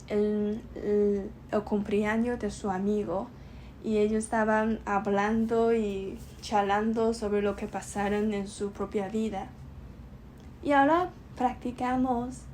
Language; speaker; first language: Spanish; non-native, learner; Chinese